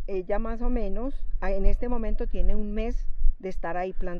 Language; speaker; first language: Spanish; native; Spanish